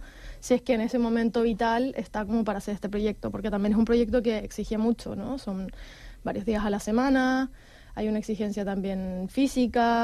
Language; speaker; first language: Spanish; non-native, local second language; Catalan